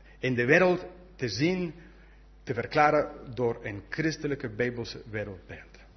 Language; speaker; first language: Dutch; non-native, fluent; English